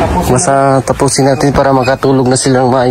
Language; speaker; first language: Filipino; native; Filipino